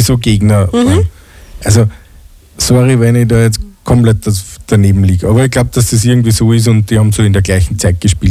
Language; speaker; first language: German; native; German